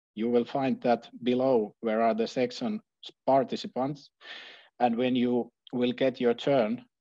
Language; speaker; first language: English; non-native, fluent; Finnish